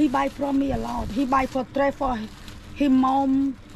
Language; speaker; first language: English; non-native, learner; Khmer